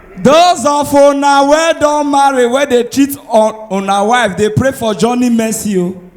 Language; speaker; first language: Nigerian Pidgin; native; Nigerian Pidgin